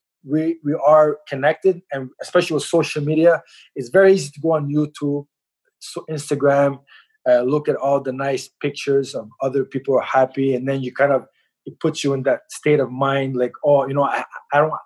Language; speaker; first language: English; native; English